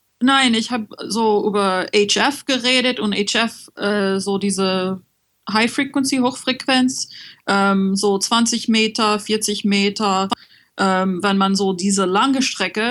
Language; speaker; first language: German; non-native, fluent; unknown